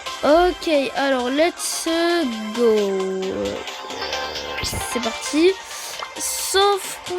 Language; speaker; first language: French; native; French